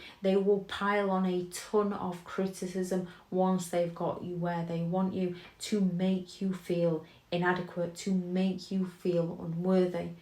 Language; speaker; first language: English; native; English